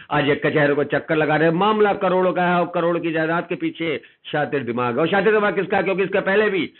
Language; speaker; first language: Hindi; non-native, local second language; Punjabi